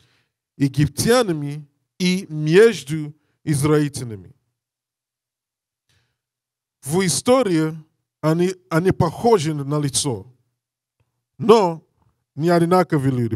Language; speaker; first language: Russian; non-native, learner; English